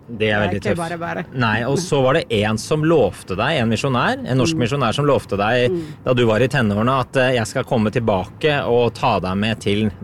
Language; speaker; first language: Norwegian; native; Norwegian